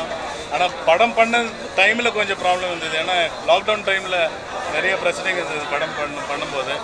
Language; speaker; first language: Tamil; non-native, fluent; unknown